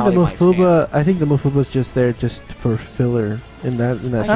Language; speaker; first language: English; native; English